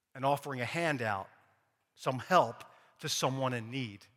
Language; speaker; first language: English; native; English